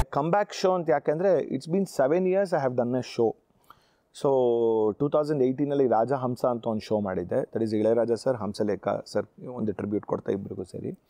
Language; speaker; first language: Kannada; native; Kannada